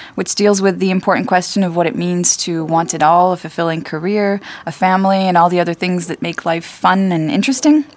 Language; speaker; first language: English; native; English